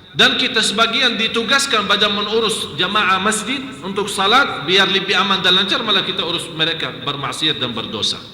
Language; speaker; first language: Malay; non-native, fluent; Arabic